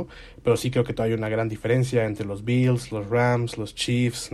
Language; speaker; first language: Spanish; native; Spanish